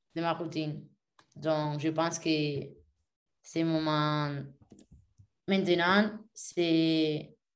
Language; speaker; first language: French; non-native, learner; Spanish